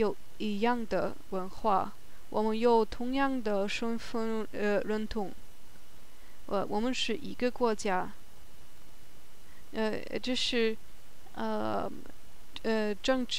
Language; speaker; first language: Chinese; non-native, learner; German